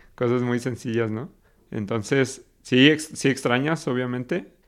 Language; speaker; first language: Spanish; native; Spanish